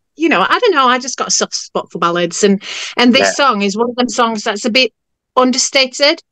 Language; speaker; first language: English; non-native, fluent; Norwegian